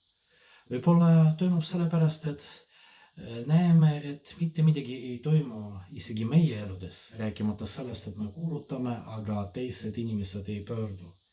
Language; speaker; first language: Estonian; non-native, fluent; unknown